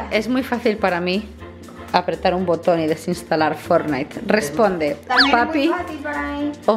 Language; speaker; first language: Spanish; native; Spanish